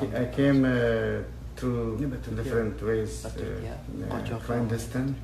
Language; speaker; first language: English; non-native, fluent; Persian